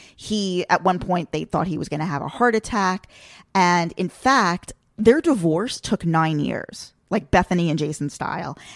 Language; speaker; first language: English; native; English